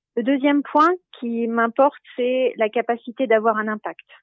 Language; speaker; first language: French; native; French